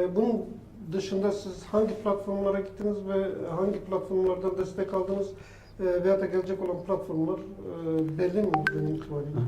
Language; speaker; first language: Turkish; non-native, local second language; Kurdish